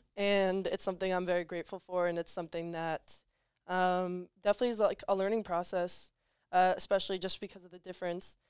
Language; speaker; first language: English; native; English